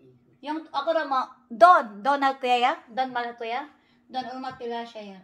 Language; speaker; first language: Korean; non-native, learner; Filipino